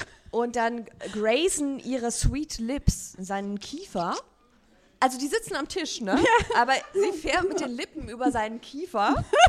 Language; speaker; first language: German; native; German